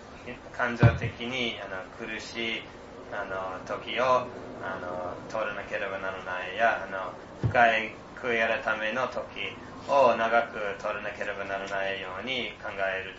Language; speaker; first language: Japanese; non-native, fluent; English